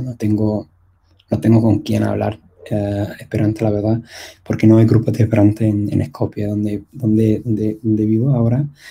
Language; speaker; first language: Spanish; non-native, fluent; English